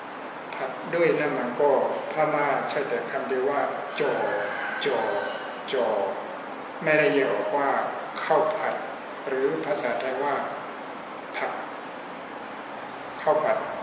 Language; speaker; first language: Thai; non-native, fluent; Burmese